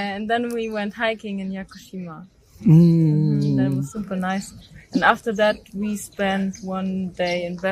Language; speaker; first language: English; non-native, fluent; German